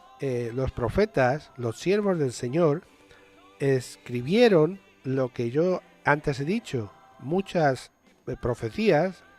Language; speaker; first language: Spanish; native; Spanish